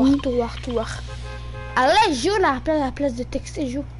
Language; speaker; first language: French; native; French